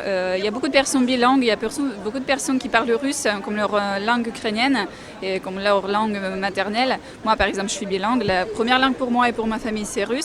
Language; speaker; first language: French; non-native, fluent; Russian